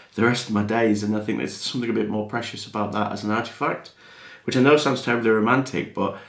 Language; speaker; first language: English; native; English